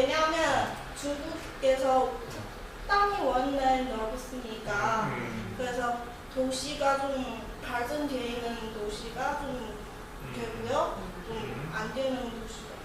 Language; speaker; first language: Korean; non-native, learner; Chinese